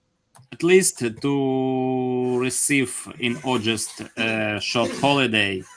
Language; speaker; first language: English; non-native, learner; Ukrainian